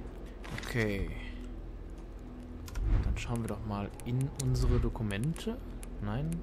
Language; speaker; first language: German; native; German